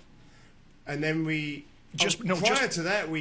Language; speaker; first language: English; native; English